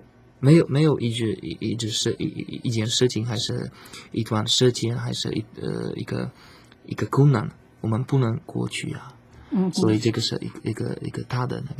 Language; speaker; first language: Chinese; non-native, learner; Slovak